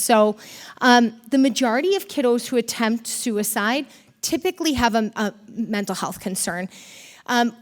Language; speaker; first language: English; native; English